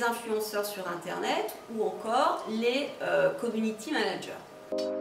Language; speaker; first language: French; native; French